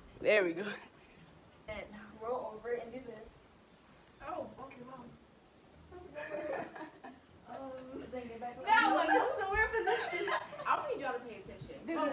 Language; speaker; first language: English; native; English